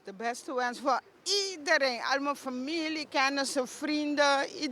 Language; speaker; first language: Dutch; non-native, local second language; Papiamento